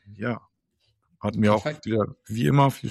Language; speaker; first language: German; native; German